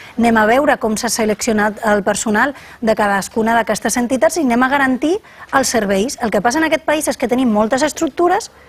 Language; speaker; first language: Catalan; non-native, local second language; Spanish